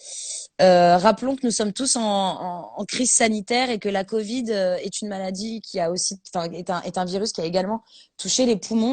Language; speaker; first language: French; native; French